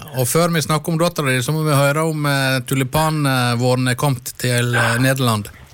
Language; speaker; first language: Norwegian; native; Norwegian